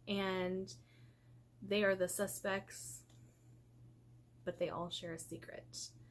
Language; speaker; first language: English; native; English